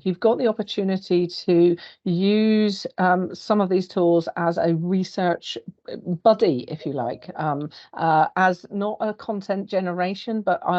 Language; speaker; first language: English; native; English